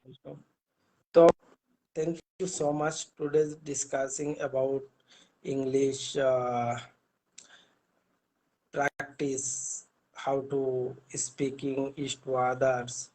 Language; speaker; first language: English; non-native, learner; Bangla